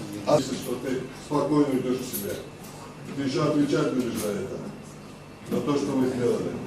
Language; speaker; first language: Russian; non-native, fluent; Azerbaijani